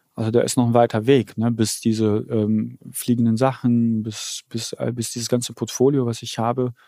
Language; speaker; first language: German; early bilingual, other home language; Polish